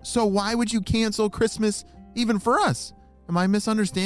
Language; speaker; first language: English; native; English